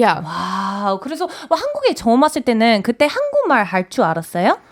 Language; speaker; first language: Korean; non-native, fluent; English